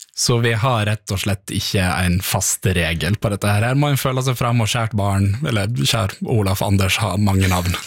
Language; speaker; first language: Norwegian; native; Norwegian